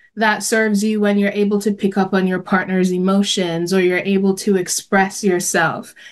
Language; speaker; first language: English; native; English